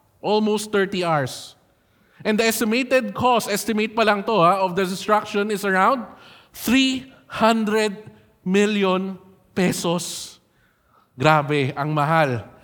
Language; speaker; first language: English; non-native, local second language; Filipino